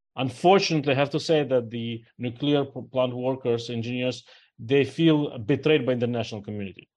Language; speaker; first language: English; non-native, fluent; Ukrainian